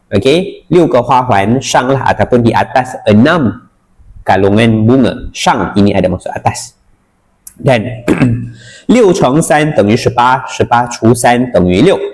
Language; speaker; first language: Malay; native; Malay